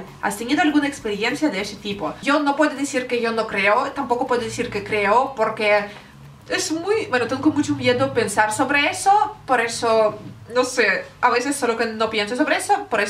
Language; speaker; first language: Spanish; non-native, learner; Russian